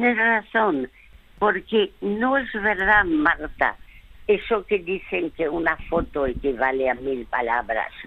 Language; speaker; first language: Spanish; early bilingual, other home language; French